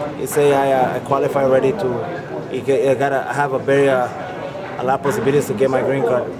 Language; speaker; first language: English; non-native, fluent; Spanish